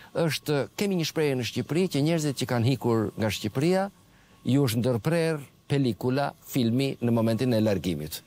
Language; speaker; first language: Albanian; native; Albanian